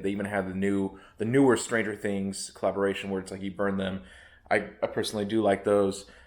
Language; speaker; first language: English; native; English